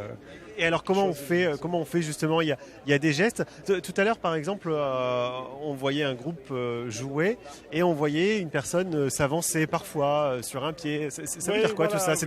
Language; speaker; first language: French; native; French